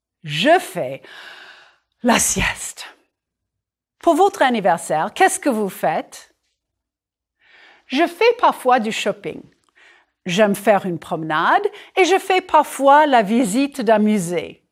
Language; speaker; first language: French; non-native, fluent; English